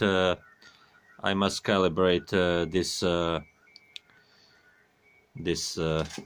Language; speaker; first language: English; non-native, learner; Croatian